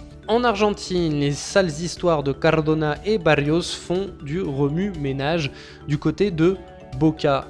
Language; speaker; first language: French; native; French